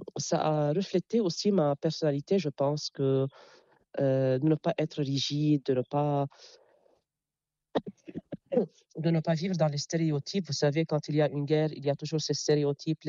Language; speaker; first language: French; non-native, local second language; Arabic